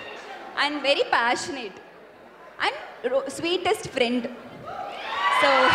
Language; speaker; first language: Telugu; non-native, learner; Tamil